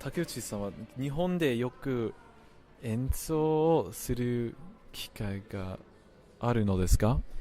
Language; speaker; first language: Japanese; non-native, fluent; English